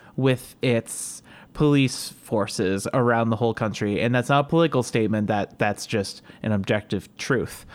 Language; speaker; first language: English; native; English